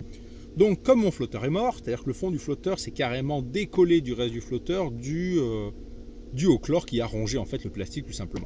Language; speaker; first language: French; native; French